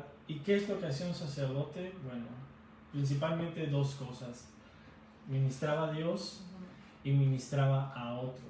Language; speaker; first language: Spanish; native; Spanish